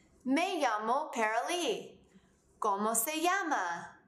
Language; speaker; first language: Spanish; non-native, fluent; English